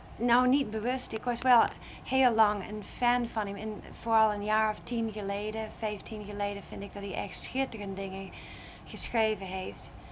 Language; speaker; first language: Dutch; non-native, fluent; English